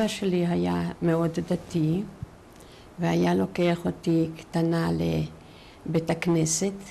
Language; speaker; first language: Hebrew; non-native, fluent; Yiddish